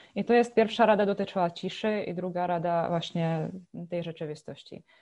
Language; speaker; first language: Polish; non-native, fluent; Czech